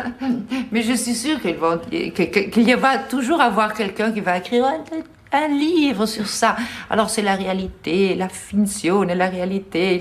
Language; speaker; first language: French; non-native, fluent; Italian